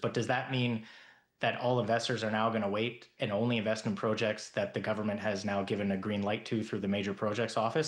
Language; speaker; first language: English; native; English